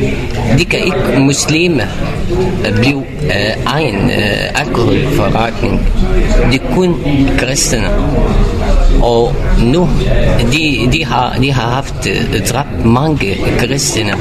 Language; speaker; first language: Danish; non-native, learner; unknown